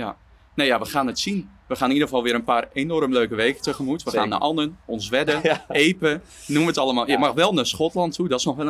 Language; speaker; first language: Dutch; native; Dutch